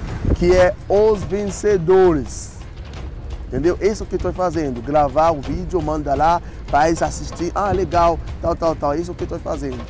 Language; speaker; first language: Portuguese; non-native, fluent; Haitian Creole